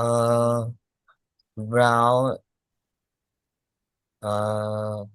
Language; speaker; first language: English; non-native, learner; Vietnamese